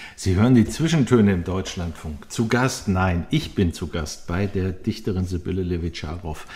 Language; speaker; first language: German; native; German